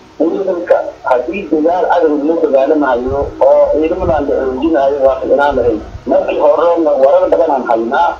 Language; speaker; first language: Somali; non-native, local second language; Maay